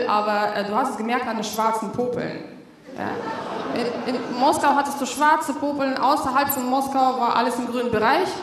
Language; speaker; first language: German; non-native, fluent; Russian